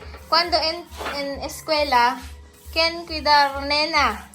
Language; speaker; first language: Spanish; non-native, learner; Filipino